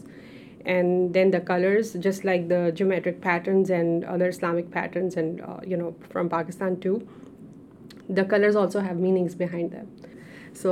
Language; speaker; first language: English; non-native, local second language; Urdu